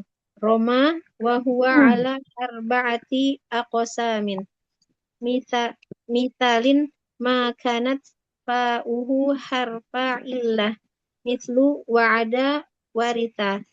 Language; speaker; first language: Arabic; non-native, learner; Indonesian